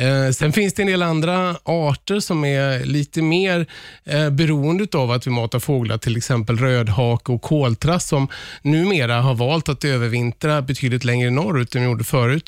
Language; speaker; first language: Swedish; native; Swedish